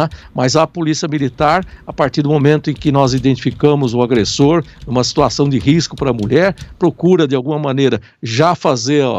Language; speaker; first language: Portuguese; native; Portuguese